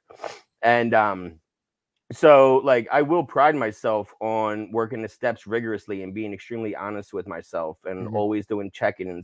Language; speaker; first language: English; native; English